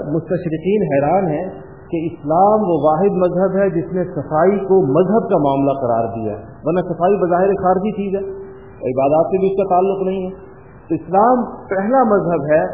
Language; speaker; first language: Urdu; non-native, local second language; Pashto